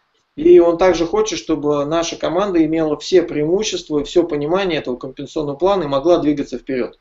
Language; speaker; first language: Russian; native; Russian